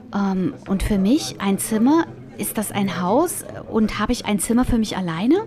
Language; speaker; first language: German; non-native, fluent; Bulgarian